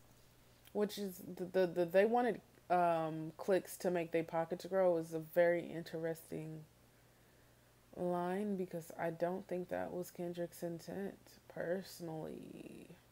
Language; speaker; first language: English; native; English